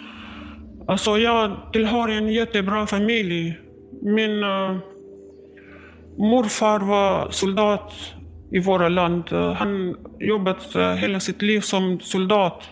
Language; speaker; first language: Swedish; non-native, learner; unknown